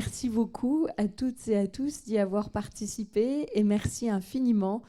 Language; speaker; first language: French; native; French